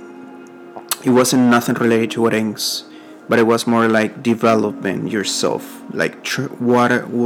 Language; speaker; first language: English; non-native, fluent; Spanish